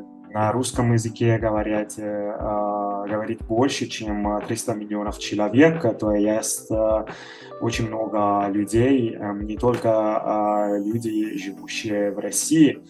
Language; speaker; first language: Russian; non-native, fluent; Italian